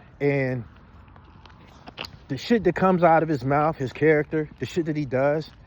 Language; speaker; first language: English; native; English